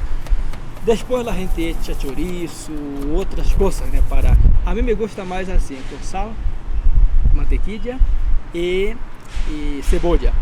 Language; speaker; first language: Spanish; non-native, learner; Portuguese